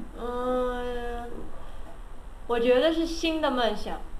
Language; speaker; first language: Chinese; non-native, learner; English